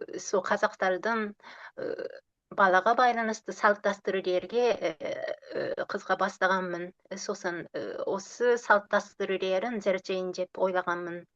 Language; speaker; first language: Kazakh; non-native, fluent; Japanese